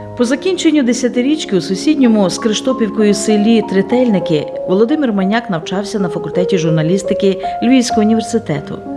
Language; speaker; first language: Ukrainian; native; Ukrainian